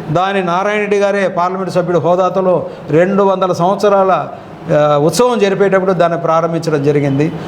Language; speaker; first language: Telugu; native; Telugu